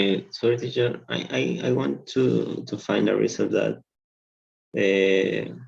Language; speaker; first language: English; non-native, learner; Spanish